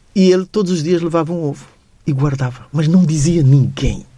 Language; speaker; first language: Portuguese; non-native, local second language; Kabuverdianu